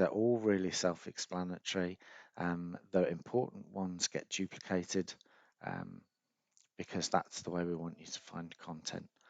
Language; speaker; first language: English; native; English